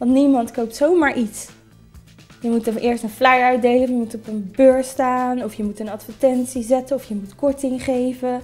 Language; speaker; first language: Dutch; native; Dutch